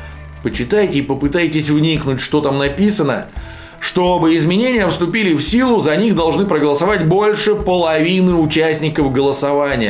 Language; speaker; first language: Russian; native; Russian